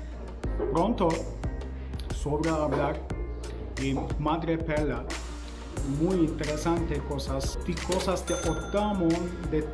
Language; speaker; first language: Spanish; non-native, learner; Turkish